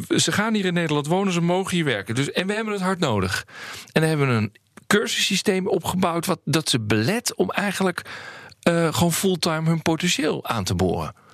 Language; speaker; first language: Dutch; native; Dutch